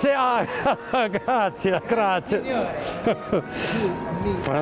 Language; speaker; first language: Italian; non-native, learner; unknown